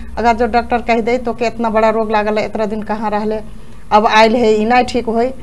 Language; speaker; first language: Bhojpuri; native; Bhojpuri